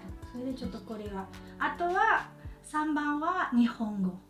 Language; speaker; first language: Japanese; non-native, learner; Spanish